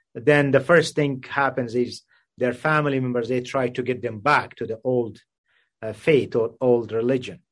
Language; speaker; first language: English; non-native, fluent; Persian